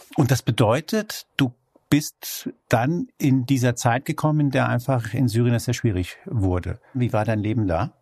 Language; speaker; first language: German; early bilingual, other home language; Spanish